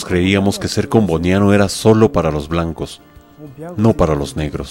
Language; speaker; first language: Spanish; non-native, fluent; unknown